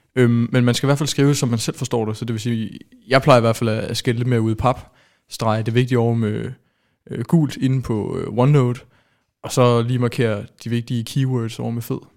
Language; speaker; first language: Danish; native; Danish